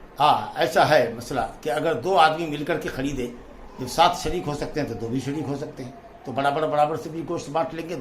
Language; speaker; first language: Urdu; native; Urdu